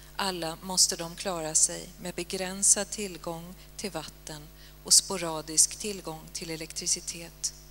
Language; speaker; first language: Swedish; native; Swedish